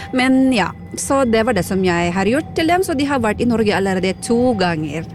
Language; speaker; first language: Norwegian; non-native, fluent; Filipino